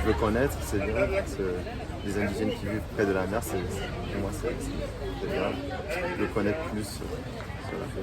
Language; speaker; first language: French; non-native, fluent; Portuguese